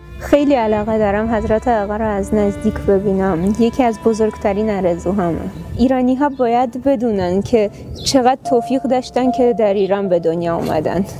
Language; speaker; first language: Persian; non-native, fluent; Armenian